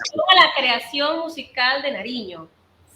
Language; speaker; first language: Spanish; native; Spanish